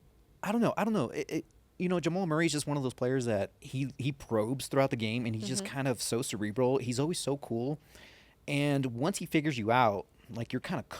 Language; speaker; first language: English; native; English